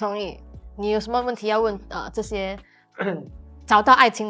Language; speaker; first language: Chinese; native; Chinese